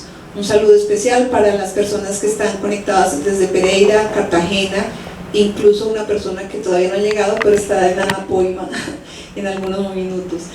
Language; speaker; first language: Spanish; native; Spanish